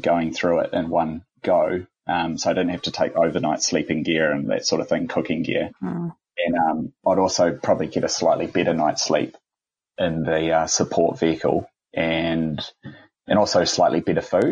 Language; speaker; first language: English; native; English